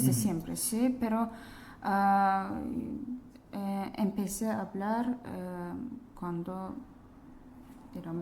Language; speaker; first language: Spanish; non-native, learner; Azerbaijani